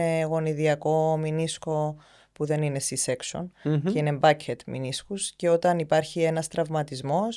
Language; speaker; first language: Greek; native; Greek